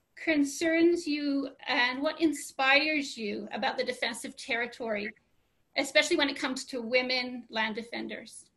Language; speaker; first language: English; native; English